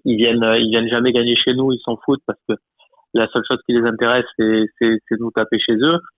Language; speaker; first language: French; native; French